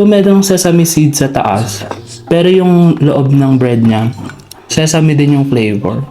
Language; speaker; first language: Filipino; native; Filipino